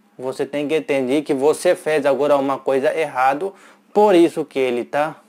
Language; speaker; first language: Portuguese; non-native, learner; Hindi